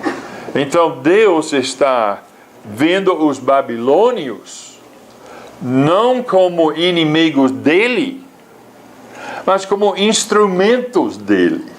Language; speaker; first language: Portuguese; non-native, fluent; English